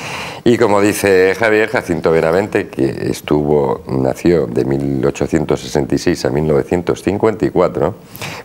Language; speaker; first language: Spanish; native; Spanish